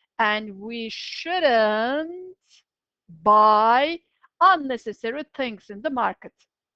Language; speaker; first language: English; non-native, fluent; Turkish